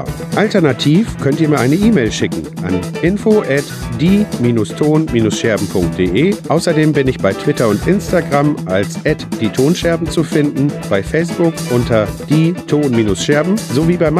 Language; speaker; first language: German; native; German